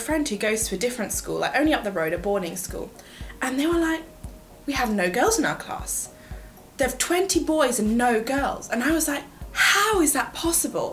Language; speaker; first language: English; native; English